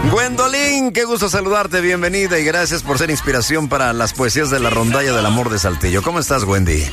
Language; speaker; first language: Spanish; native; Spanish